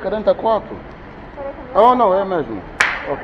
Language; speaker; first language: Spanish; non-native, learner; English